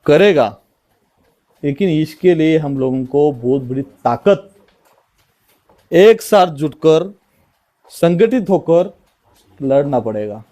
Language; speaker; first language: Hindi; non-native, local second language; Marathi